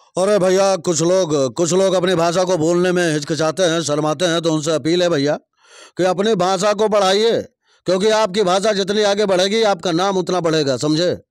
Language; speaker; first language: Hindi; native; Hindi